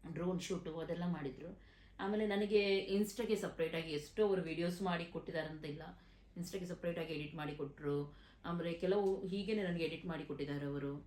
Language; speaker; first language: Kannada; non-native, local second language; Konkani